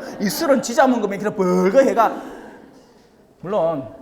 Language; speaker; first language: Korean; native; Korean